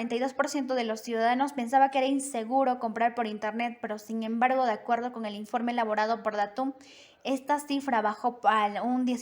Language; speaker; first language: Spanish; native; Spanish